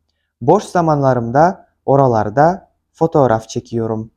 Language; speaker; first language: Turkish; non-native, fluent; Kyrgyz